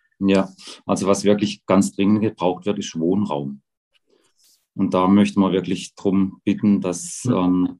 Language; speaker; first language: German; native; German